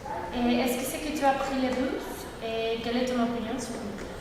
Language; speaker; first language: French; non-native, learner; Spanish